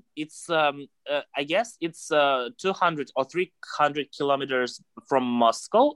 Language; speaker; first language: English; non-native, fluent; Russian